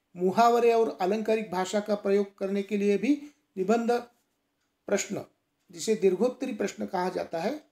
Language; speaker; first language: Hindi; non-native, local second language; Marathi